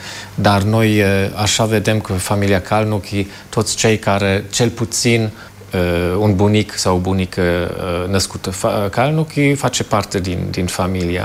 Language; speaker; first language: Romanian; non-native, fluent; German